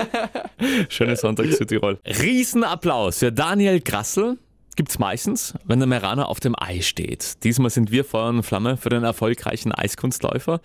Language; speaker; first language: German; native; German